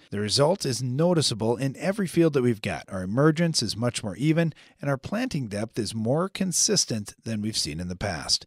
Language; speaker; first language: English; native; English